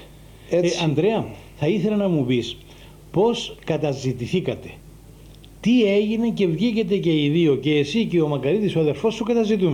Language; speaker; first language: Greek; native; Greek